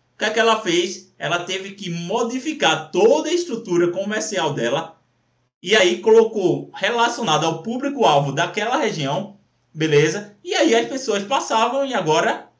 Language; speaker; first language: Portuguese; native; Portuguese